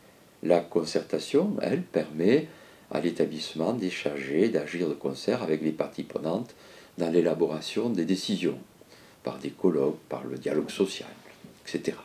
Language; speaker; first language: French; native; French